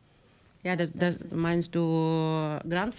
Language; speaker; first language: German; non-native, learner; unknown